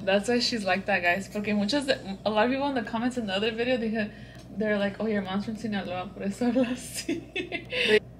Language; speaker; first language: English; early bilingual, other home language; Spanish